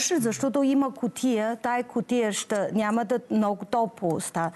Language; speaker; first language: Bulgarian; non-native, learner; Chinese